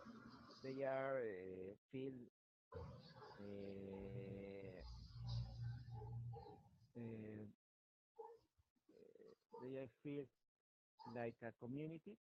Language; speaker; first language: English; non-native, learner; Spanish